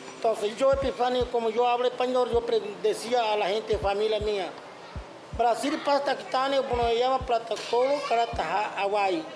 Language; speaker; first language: Spanish; non-native, local second language; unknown